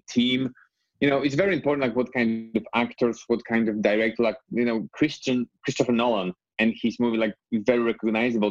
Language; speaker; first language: English; non-native, fluent; Polish